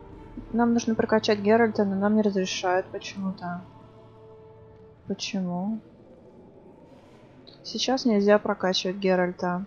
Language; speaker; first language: Russian; native; Russian